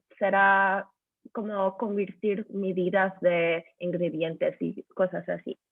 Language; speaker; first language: Spanish; early bilingual, heritage; Spanish